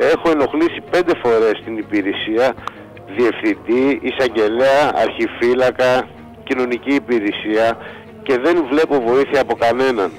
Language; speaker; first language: Greek; non-native, fluent; Bulgarian